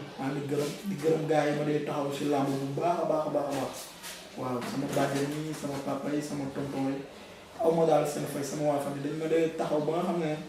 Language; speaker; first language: Wolof; non-native, local second language; Jola-Fonyi